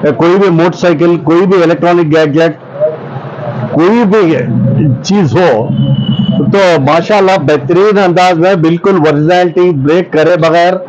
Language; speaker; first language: Urdu; native; Urdu